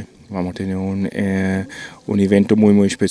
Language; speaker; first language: Spanish; non-native, learner; German